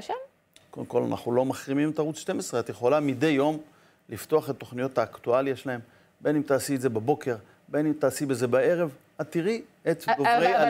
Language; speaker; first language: Hebrew; native; Hebrew